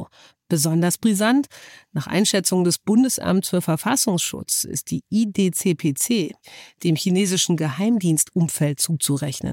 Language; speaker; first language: German; native; German